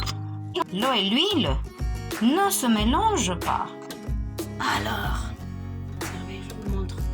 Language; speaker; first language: French; non-native, fluent; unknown